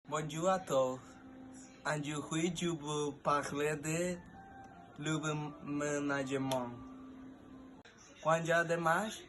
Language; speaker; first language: French; non-native, learner; Spanish